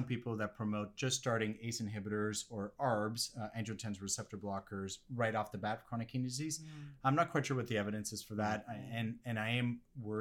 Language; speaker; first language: English; non-native, fluent; French